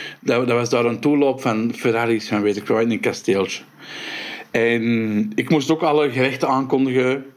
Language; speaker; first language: Dutch; native; Dutch